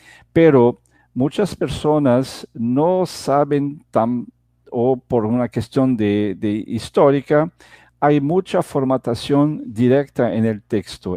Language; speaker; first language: Spanish; non-native, fluent; Portuguese